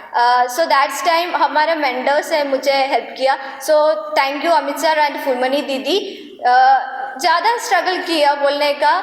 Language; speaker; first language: Hindi; non-native, local second language; Malayalam